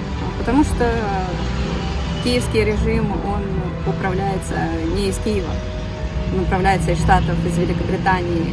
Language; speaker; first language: Russian; native; Russian